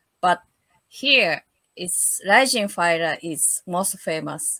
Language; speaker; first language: English; non-native, learner; Japanese